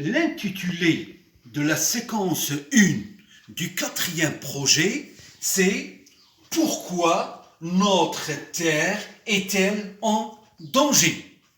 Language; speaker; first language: French; non-native, local second language; Arabic